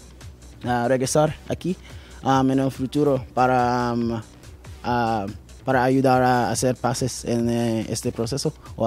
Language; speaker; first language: Spanish; non-native, learner; English